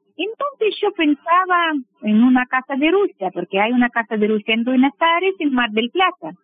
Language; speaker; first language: Spanish; non-native, fluent; Russian